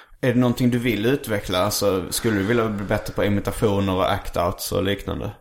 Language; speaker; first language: Swedish; native; Swedish